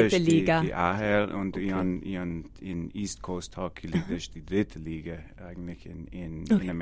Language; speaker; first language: German; non-native, learner; English